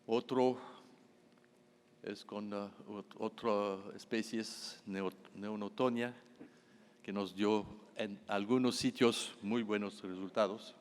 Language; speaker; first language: Spanish; non-native, fluent; French